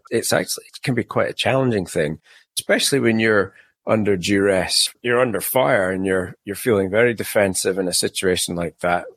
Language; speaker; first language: English; native; English